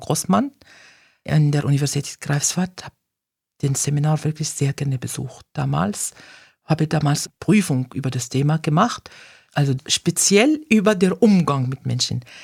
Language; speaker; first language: German; non-native, fluent; Arabic